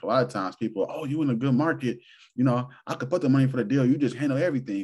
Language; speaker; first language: English; native; English